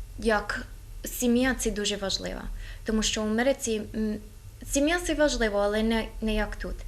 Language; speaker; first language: Ukrainian; non-native, learner; English